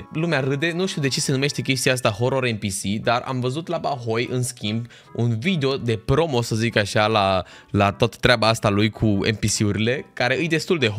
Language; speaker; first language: Romanian; native; Romanian